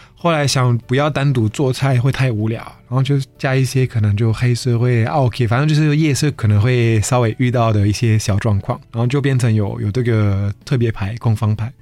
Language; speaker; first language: Chinese; non-native, fluent; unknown